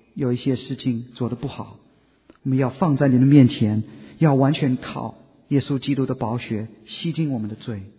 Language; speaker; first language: Chinese; non-native, fluent; English